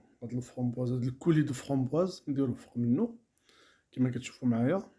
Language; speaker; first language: Arabic; native; Arabic